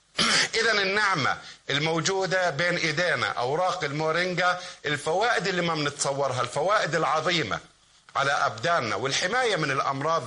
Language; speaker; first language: Arabic; native; Arabic